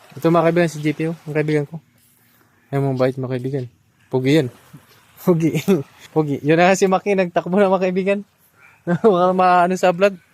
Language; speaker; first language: Filipino; non-native, local second language; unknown